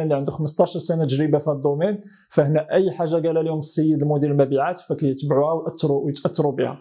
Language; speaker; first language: Arabic; native; Arabic